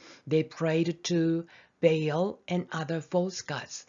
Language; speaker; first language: English; non-native, fluent; Korean